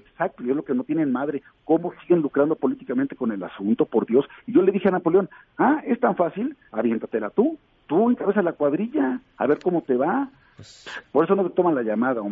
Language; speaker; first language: Spanish; native; Spanish